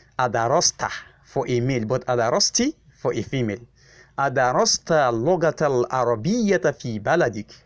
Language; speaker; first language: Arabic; non-native, fluent; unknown